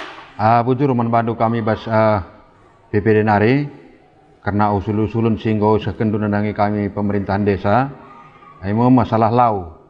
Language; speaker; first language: Indonesian; non-native, local second language; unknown